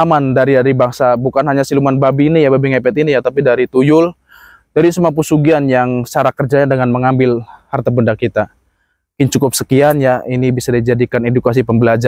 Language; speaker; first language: Indonesian; non-native, local second language; Sundanese